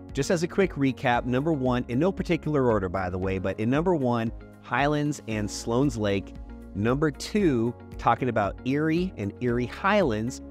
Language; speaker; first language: English; native; English